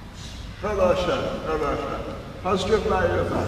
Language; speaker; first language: Russian; non-native, learner; English